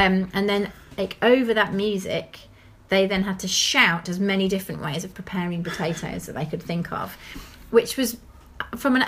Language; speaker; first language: English; native; English